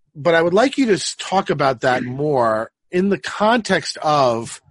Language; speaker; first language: English; native; English